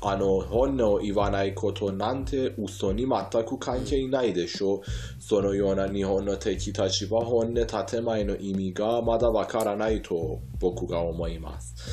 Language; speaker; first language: Japanese; non-native, fluent; Persian